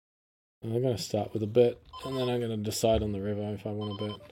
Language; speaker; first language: English; native; English